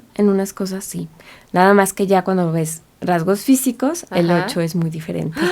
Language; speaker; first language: Spanish; native; Spanish